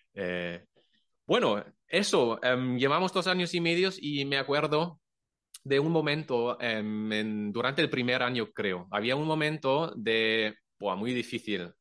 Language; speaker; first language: Spanish; non-native, fluent; German